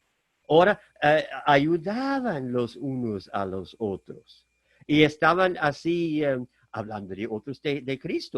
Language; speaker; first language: Spanish; non-native, fluent; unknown